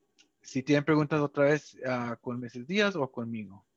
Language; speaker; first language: Spanish; early bilingual, heritage; Spanish